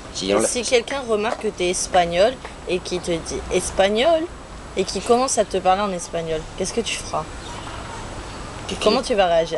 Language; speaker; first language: French; native; French